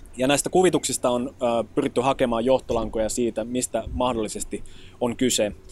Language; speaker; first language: Finnish; early bilingual, other home language; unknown